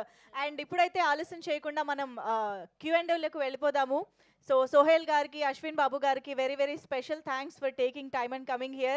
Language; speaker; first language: Telugu; native; Telugu